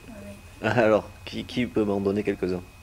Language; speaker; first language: French; native; French